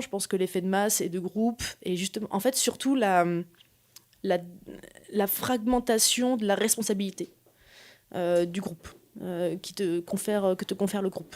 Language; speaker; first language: French; native; French